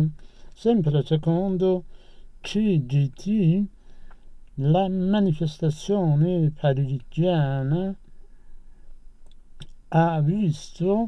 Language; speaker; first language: Italian; non-native, fluent; Persian